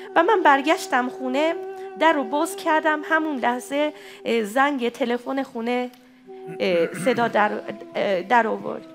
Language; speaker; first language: Persian; non-native, fluent; Japanese